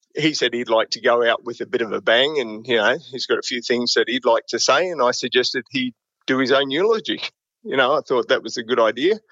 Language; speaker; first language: English; native; English